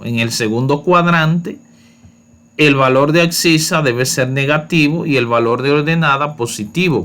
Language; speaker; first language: Spanish; native; Spanish